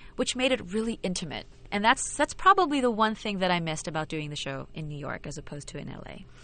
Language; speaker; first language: English; non-native, local second language; Filipino